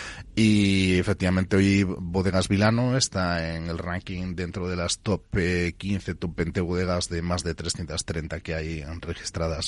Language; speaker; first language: Spanish; native; Spanish